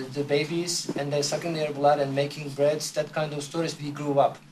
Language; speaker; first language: English; non-native, fluent; Turkish